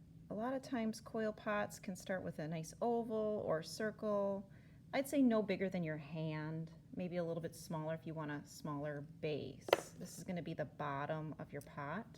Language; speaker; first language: English; native; English